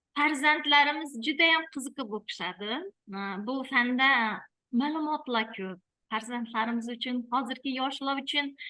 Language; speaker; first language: Uzbek; native; Uzbek